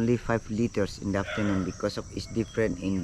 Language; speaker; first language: English; non-native, fluent; Indonesian